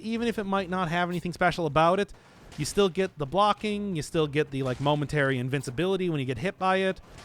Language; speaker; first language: English; native; English